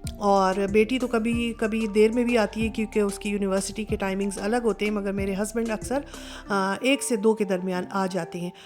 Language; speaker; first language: Urdu; native; Urdu